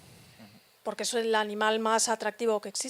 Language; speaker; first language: Spanish; native; Spanish